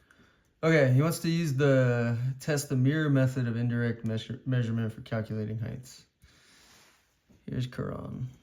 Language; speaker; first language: English; native; English